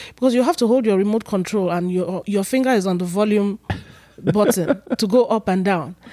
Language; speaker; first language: English; non-native, local second language; Igbo